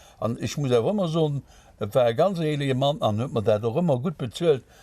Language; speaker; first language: Luxembourgish; native; Luxembourgish